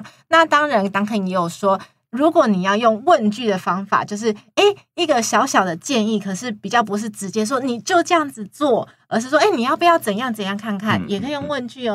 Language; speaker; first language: Chinese; native; Chinese